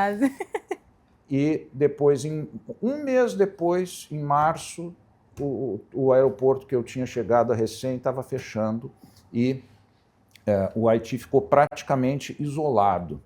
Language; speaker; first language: Portuguese; native; Portuguese